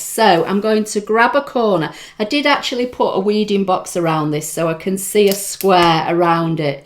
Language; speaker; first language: English; native; English